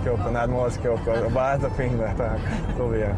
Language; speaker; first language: Polish; non-native, learner; Hungarian